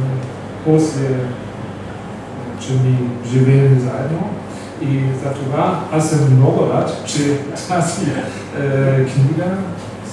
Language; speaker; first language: Bulgarian; non-native, learner; Russian